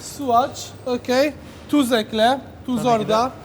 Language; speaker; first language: Turkish; non-native, learner; Italian